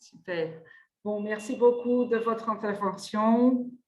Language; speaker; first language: French; non-native, fluent; Portuguese